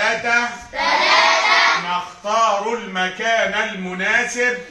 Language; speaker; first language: Arabic; native; Arabic